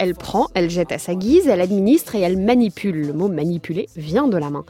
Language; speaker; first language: French; native; French